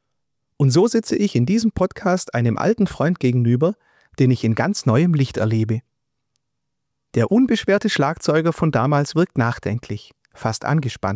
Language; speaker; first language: German; native; German